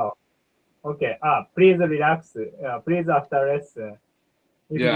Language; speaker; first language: English; non-native, learner; Japanese